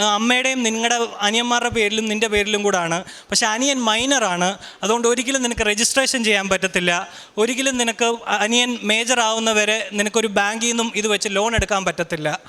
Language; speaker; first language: Malayalam; early bilingual, heritage; Malayalam